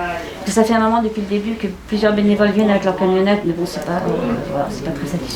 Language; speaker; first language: French; native; French